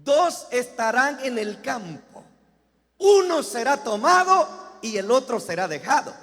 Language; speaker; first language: Spanish; native; Spanish